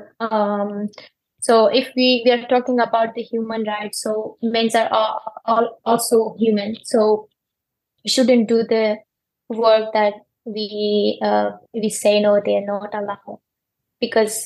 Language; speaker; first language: English; non-native, fluent; Persian